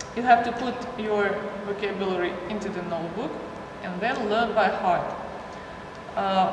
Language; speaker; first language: English; non-native, fluent; Russian